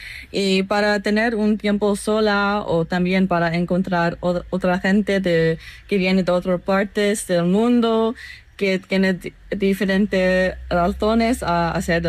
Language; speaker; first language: Spanish; non-native, fluent; English